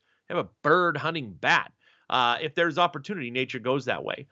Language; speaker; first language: English; native; English